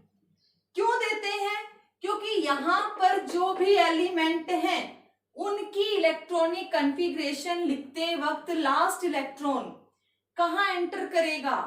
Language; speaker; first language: Hindi; native; Hindi